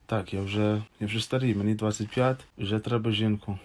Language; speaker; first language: Ukrainian; non-native, fluent; English